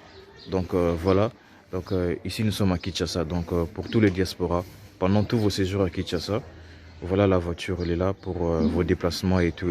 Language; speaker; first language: French; non-native, local second language; Lingala